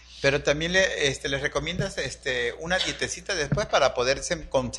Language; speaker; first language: Spanish; native; Spanish